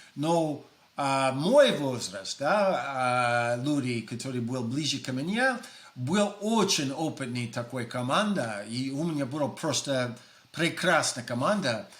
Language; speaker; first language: Russian; non-native, fluent; English